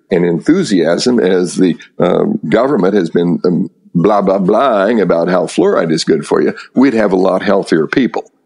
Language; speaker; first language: English; native; English